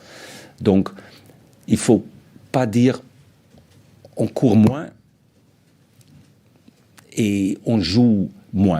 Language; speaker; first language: French; non-native, fluent; Dutch